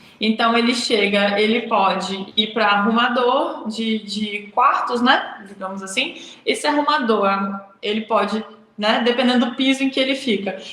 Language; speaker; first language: Portuguese; native; Portuguese